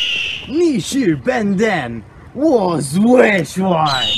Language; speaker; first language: Chinese; non-native, learner; English